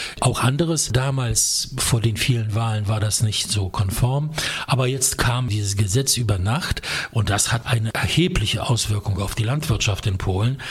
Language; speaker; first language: German; non-native, fluent; Polish